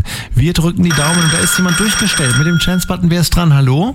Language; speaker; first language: German; native; German